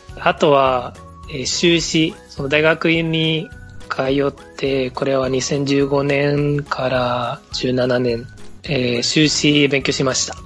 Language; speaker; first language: Japanese; non-native, fluent; Spanish